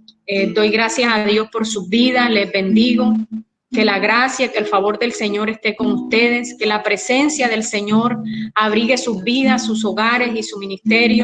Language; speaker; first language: Spanish; native; Spanish